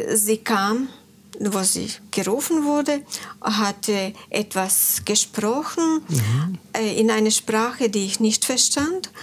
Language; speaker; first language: German; non-native, fluent; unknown